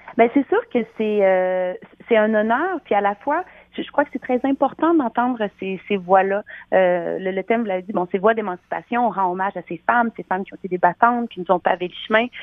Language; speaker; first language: French; native; French